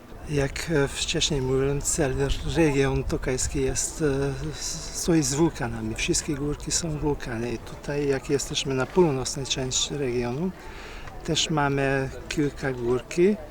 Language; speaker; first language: Polish; non-native, learner; Hungarian